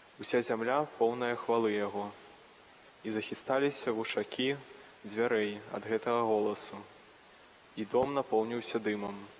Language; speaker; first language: Belarusian; native; Belarusian